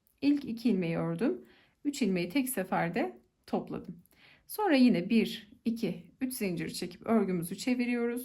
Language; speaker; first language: Turkish; native; Turkish